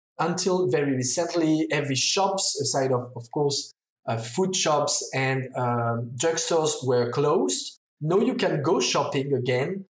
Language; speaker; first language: English; non-native, fluent; French